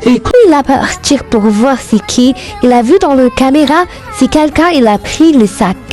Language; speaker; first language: French; non-native, learner; Arabic